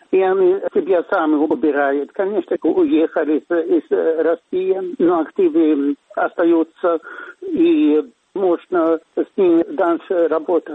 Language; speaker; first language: Russian; non-native, fluent; Swedish